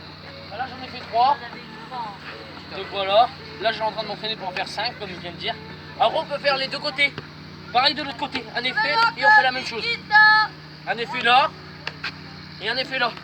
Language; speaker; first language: French; native; French